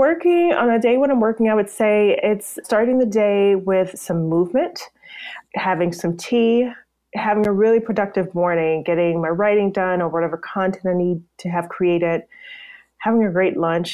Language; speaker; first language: English; native; English